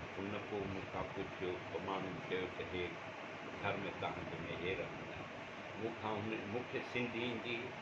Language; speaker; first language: Sindhi; non-native, local second language; Urdu